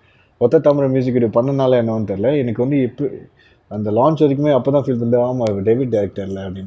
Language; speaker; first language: Tamil; native; Tamil